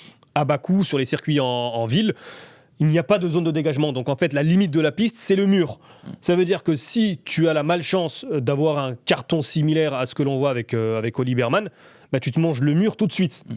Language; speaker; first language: French; native; French